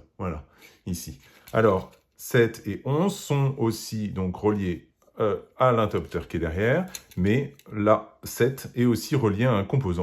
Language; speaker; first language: French; native; French